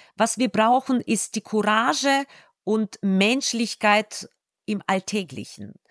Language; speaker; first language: German; non-native, fluent; Russian